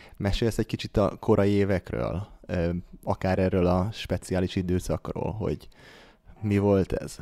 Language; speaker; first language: Hungarian; native; Hungarian